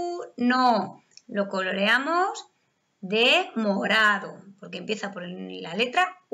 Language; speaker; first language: Spanish; native; Spanish